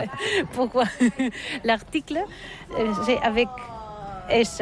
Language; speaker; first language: French; non-native, learner; Catalan